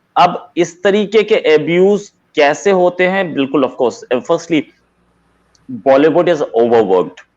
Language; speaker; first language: Hindi; native; Hindi